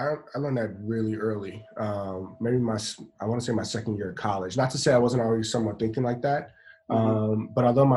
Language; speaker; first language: English; native; English